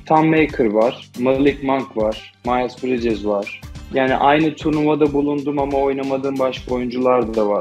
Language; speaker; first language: Turkish; native; Turkish